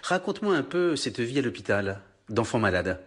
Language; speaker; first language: French; native; French